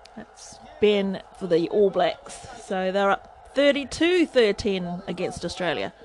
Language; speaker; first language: English; native; English